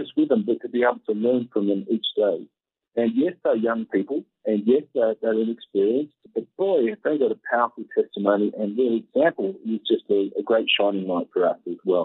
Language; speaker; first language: English; native; English